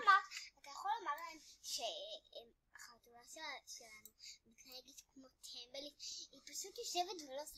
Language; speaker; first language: Hebrew; native; Hebrew